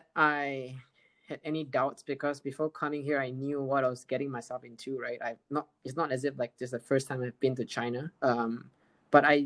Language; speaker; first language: English; native; English